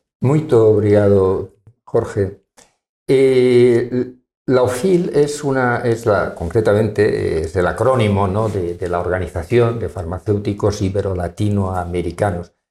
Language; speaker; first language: Spanish; native; Spanish